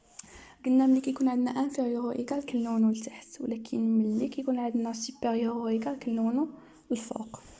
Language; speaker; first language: Arabic; native; Arabic